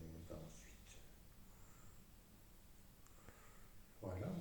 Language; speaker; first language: French; native; French